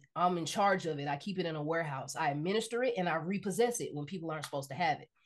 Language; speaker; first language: English; native; English